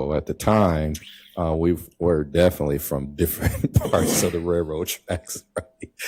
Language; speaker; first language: English; native; English